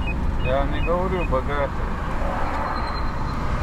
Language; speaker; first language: Russian; non-native, local second language; Chechen